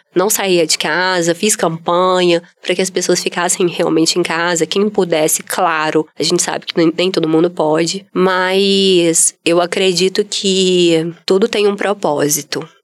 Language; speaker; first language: Portuguese; native; Portuguese